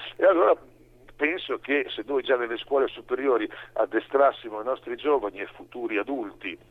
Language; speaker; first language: Italian; native; Italian